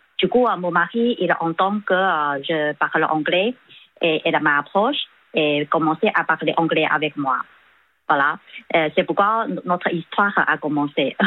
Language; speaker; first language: French; non-native, fluent; Chinese